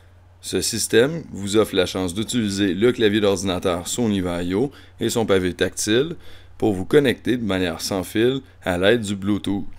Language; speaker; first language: French; native; French